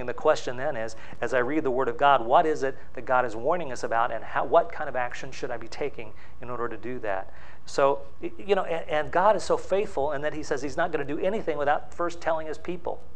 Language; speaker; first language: English; native; English